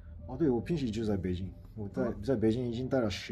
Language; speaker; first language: Chinese; non-native, fluent; Japanese